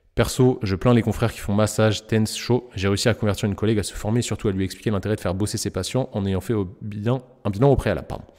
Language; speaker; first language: French; native; French